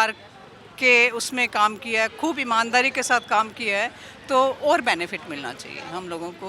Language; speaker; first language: Hindi; native; Hindi